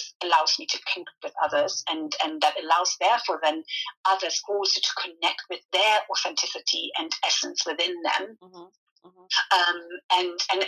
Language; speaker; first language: English; non-native, fluent; German